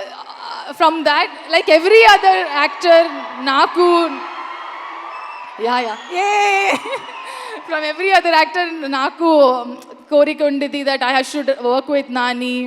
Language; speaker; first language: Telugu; non-native, learner; Kannada